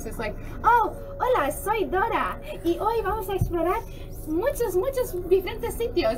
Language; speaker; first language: Spanish; early bilingual, heritage; Spanish